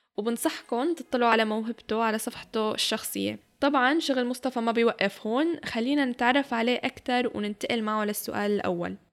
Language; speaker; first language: Arabic; native; Arabic